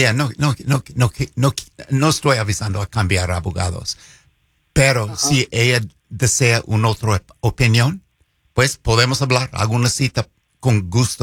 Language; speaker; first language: Spanish; non-native, fluent; English